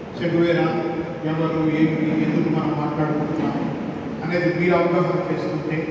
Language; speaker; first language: Telugu; native; Telugu